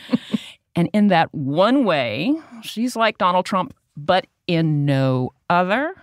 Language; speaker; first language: English; native; English